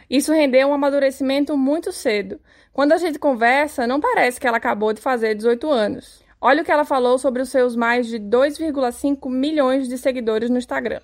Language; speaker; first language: Portuguese; native; Portuguese